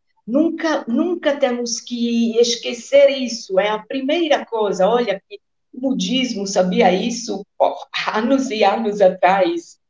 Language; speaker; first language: Portuguese; non-native, fluent; Italian